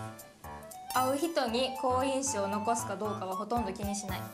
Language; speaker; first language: Japanese; native; Japanese